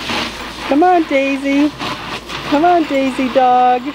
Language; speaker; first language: English; native; English